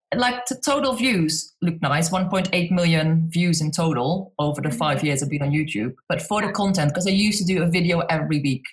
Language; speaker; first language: English; non-native, fluent; Dutch